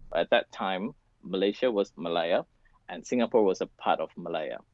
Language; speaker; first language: English; non-native, local second language; Malay